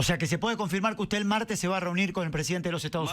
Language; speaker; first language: Spanish; native; Spanish